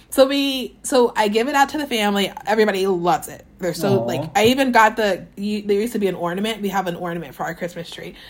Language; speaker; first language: English; native; English